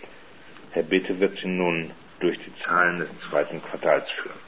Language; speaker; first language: German; native; German